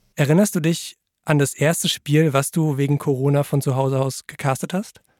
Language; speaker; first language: German; native; German